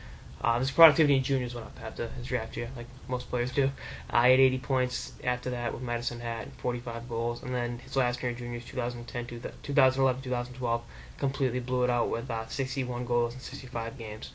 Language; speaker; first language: English; native; English